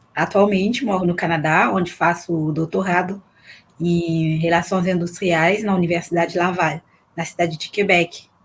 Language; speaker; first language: Portuguese; non-native, fluent; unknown